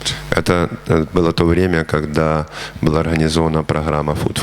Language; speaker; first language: Russian; native; Russian